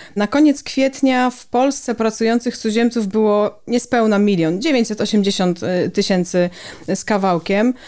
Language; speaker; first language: Polish; native; Polish